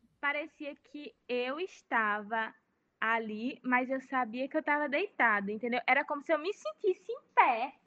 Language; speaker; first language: Portuguese; native; Portuguese